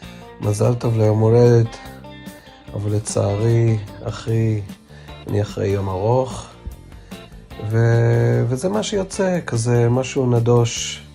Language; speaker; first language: Hebrew; native; Hebrew